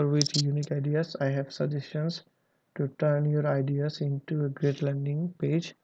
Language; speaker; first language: English; non-native, local second language; Bangla